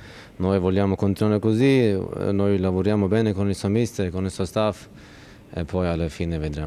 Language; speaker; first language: Italian; non-native, learner; Turkish